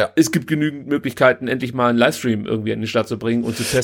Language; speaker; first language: German; native; German